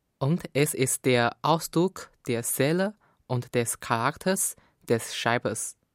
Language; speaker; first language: German; non-native, fluent; Chinese